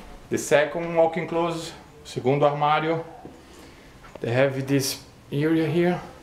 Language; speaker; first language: English; non-native, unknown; Portuguese